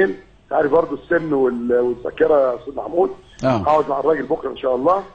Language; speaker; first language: Arabic; native; Arabic